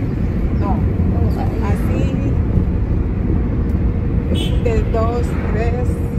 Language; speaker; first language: Spanish; non-native, learner; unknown